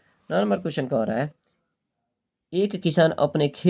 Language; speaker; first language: Hindi; native; Hindi